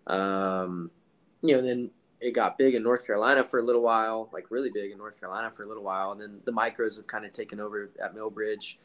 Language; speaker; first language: English; native; English